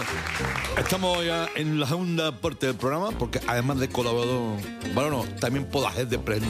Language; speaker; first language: Spanish; native; Spanish